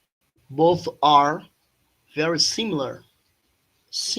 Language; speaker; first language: English; non-native, fluent; Portuguese